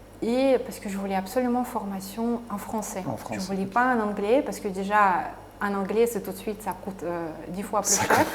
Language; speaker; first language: French; non-native, fluent; Russian